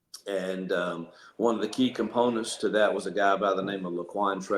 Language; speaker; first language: English; native; English